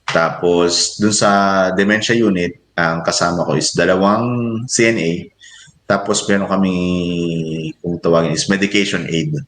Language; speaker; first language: Filipino; native; Filipino